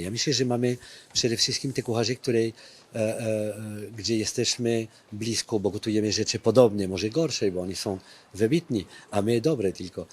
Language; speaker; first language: Polish; non-native, fluent; French